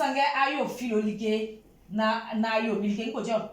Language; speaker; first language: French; non-native, local second language; Baoulé